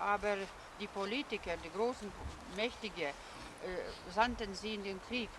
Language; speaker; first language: German; non-native, fluent; Lithuanian